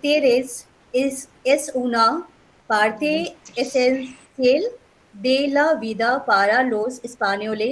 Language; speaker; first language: Spanish; non-native, learner; Hindi